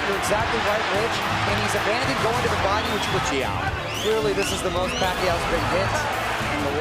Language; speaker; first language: English; native; English